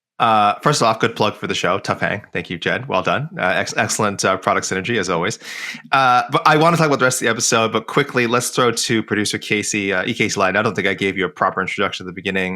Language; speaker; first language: English; native; English